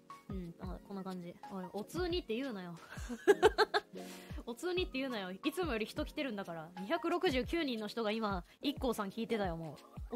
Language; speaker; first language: Japanese; native; Japanese